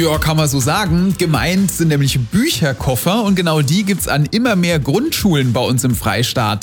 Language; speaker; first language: German; native; German